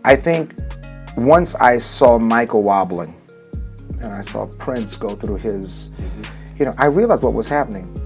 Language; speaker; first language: English; native; English